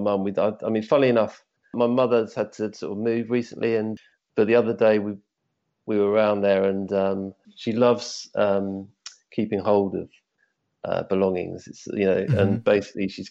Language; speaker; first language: English; native; English